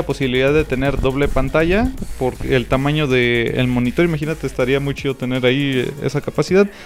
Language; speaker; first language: Spanish; native; Spanish